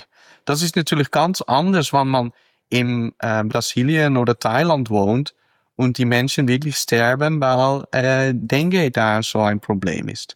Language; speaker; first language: German; non-native, fluent; Dutch